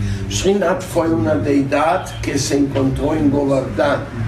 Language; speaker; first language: Spanish; non-native, fluent; German